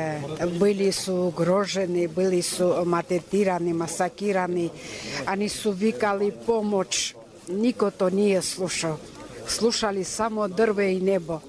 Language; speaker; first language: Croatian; non-native, fluent; Armenian